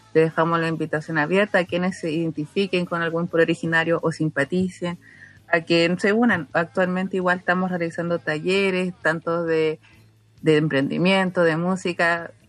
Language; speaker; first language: Spanish; non-native, local second language; Aymara